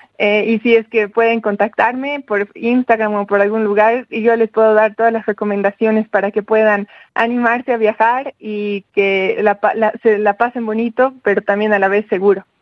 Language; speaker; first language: Spanish; native; Spanish